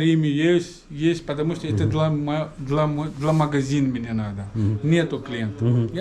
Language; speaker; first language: Russian; non-native, learner; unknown